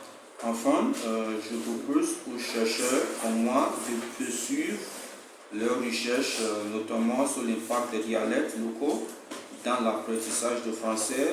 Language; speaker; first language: French; non-native, fluent; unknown